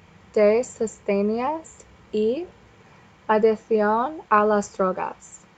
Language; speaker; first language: Spanish; non-native, learner; English